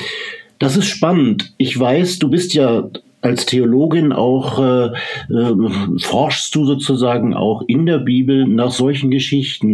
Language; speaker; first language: German; native; German